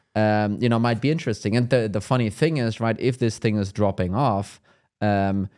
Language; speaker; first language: English; non-native, fluent; German